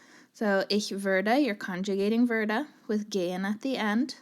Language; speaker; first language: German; non-native, fluent; English